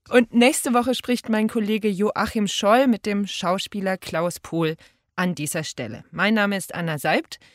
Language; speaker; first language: German; native; German